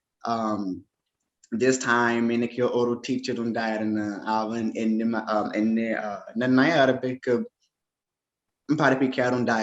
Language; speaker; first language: Malayalam; non-native, learner; English